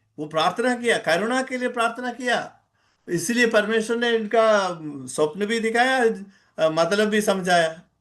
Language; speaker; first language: Hindi; non-native, local second language; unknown